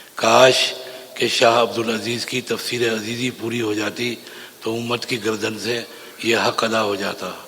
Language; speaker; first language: Urdu; native; Urdu